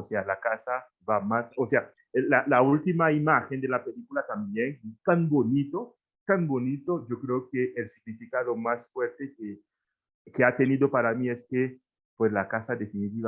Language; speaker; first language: Spanish; non-native, fluent; Haitian Creole